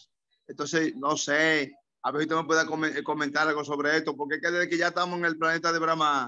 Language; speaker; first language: Spanish; native; Spanish